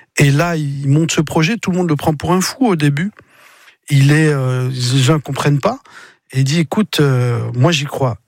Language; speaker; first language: French; early bilingual, other home language; Arabic